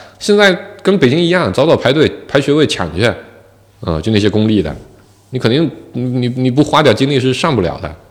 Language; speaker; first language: Chinese; native; Chinese